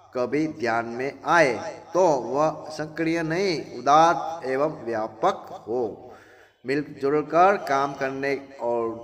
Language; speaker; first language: Hindi; non-native, local second language; Gujarati